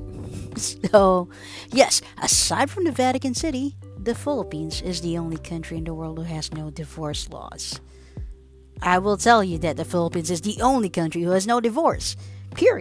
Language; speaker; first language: English; non-native, local second language; Filipino